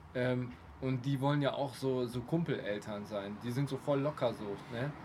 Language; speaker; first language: German; early bilingual, other home language; Polish